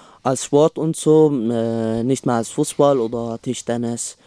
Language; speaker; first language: German; non-native, learner; Arabic